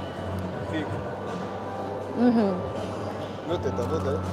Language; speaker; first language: Russian; non-native, local second language; Georgian